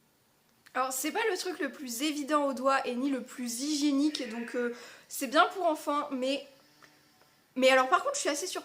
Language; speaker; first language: French; native; French